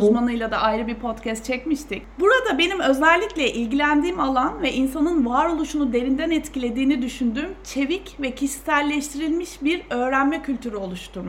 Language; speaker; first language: Turkish; native; Turkish